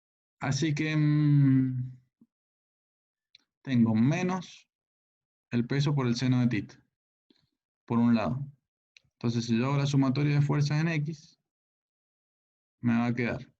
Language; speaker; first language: Spanish; native; Spanish